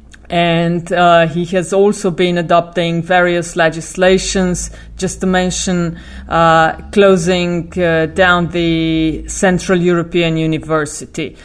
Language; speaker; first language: English; non-native, fluent; Slovenian